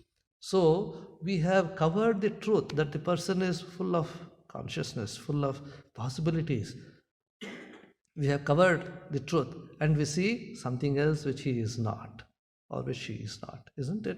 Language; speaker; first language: English; non-native, local second language; Hindi